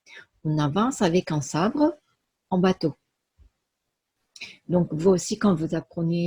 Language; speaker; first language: French; non-native, fluent; Japanese